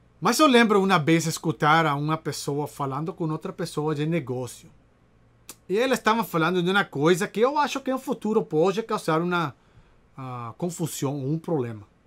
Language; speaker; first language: Portuguese; non-native, learner; Spanish